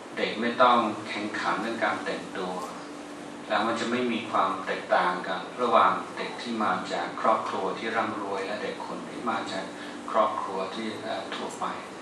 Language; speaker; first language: Thai; non-native, fluent; English